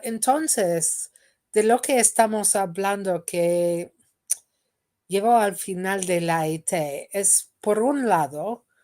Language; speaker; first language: Spanish; non-native, fluent; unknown